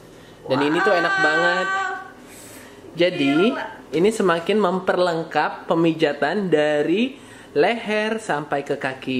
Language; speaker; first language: Indonesian; native; Indonesian